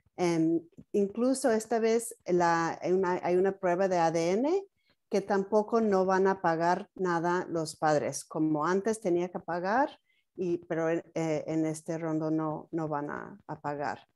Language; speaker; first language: Spanish; non-native, fluent; English